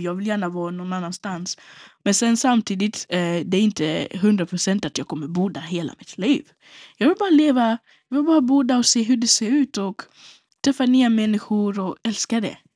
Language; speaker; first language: Swedish; non-native, local second language; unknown